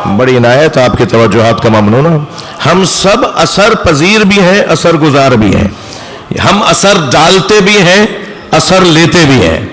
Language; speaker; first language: Urdu; native; Urdu